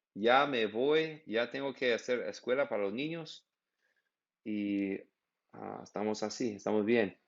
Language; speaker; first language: Spanish; non-native, learner; English